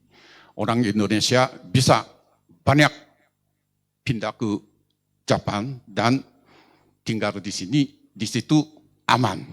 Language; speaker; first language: Indonesian; non-native, learner; Japanese